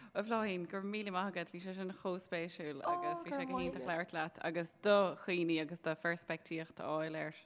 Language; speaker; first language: Irish; native; Irish